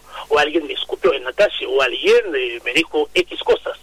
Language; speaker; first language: Spanish; non-native, fluent; Haitian Creole